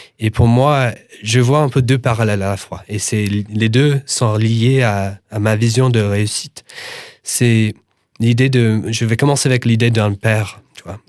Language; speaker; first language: French; non-native, fluent; English